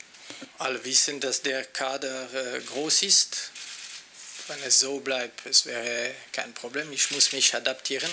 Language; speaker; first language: German; non-native, local second language; French